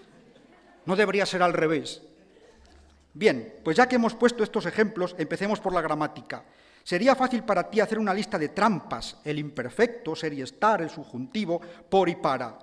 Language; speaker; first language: Spanish; native; Spanish